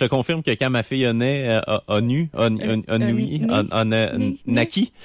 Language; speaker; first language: French; native; French